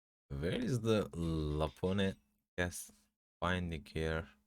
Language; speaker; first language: English; non-native, learner; Turkish